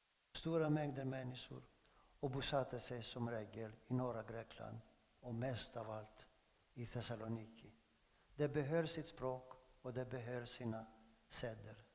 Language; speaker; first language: Swedish; non-native, fluent; Greek